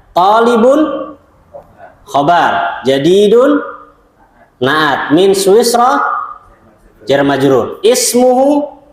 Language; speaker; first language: Arabic; non-native, fluent; Indonesian